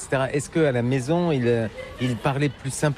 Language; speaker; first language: French; native; French